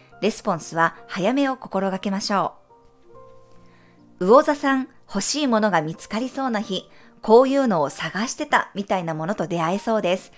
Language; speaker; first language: Japanese; native; Japanese